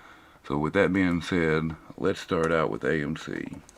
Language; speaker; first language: English; native; English